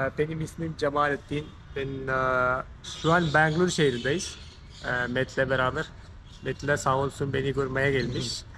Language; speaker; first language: Turkish; non-native, fluent; Malayalam